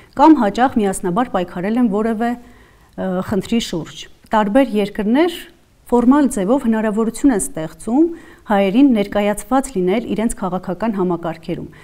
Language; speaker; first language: Armenian; native; Armenian